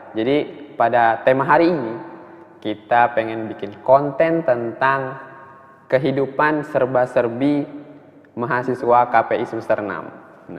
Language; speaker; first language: Indonesian; native; Indonesian